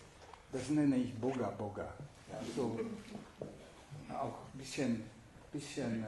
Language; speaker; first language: German; non-native, fluent; Hungarian